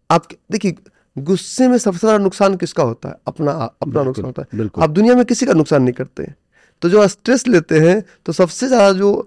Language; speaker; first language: Hindi; native; Hindi